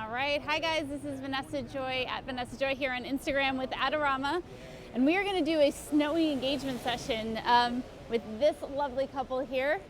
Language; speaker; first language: English; native; English